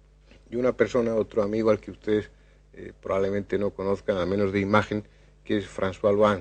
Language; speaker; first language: Spanish; native; Spanish